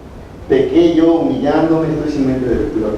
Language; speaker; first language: Spanish; native; Spanish